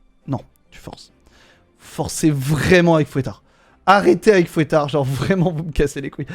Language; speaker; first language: French; native; French